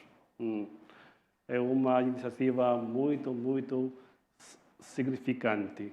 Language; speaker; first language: Portuguese; non-native, fluent; Chinese